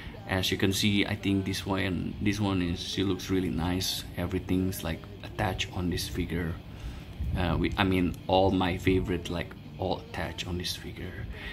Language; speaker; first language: English; non-native, fluent; Indonesian